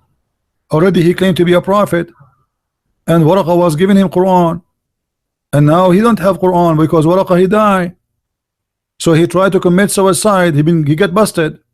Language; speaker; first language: English; non-native, fluent; Arabic